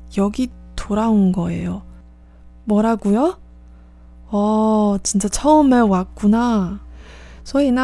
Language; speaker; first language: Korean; non-native, learner; Chinese